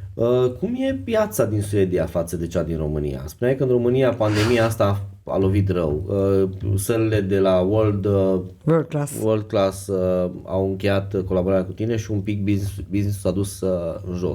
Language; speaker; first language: Romanian; native; Romanian